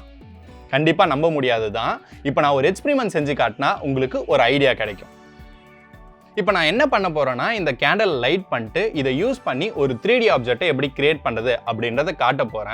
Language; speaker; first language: Tamil; native; Tamil